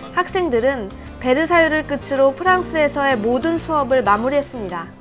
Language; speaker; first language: Korean; native; Korean